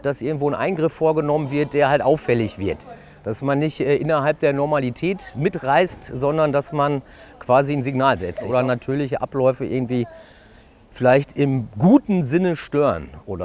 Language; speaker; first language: German; native; German